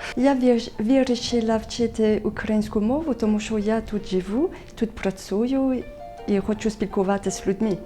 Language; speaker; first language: Ukrainian; non-native, learner; French